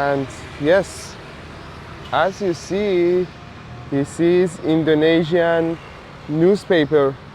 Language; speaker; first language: English; non-native, fluent; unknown